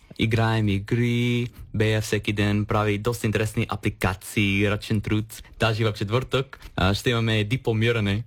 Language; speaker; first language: Bulgarian; non-native, fluent; English